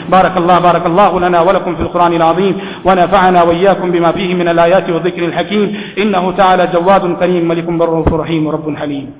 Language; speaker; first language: Urdu; native; Urdu